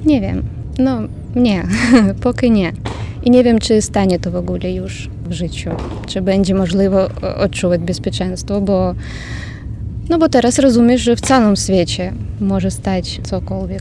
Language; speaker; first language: Polish; non-native, learner; Ukrainian